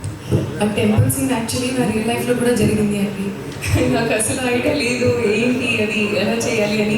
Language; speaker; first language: Telugu; non-native, local second language; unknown